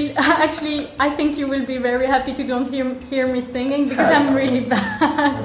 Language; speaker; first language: English; non-native, fluent; French